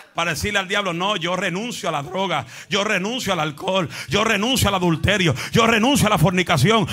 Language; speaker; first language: Spanish; native; Spanish